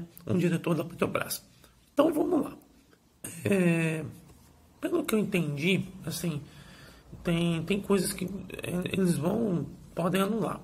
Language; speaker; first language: Portuguese; native; Portuguese